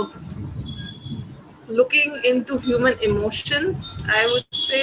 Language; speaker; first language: English; non-native, local second language; Bangla